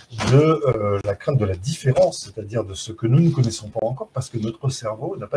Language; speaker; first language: French; native; French